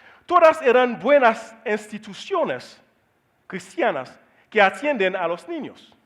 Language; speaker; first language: Spanish; non-native, learner; Haitian Creole